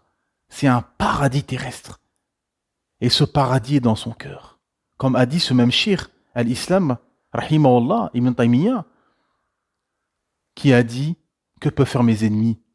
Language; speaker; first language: French; native; French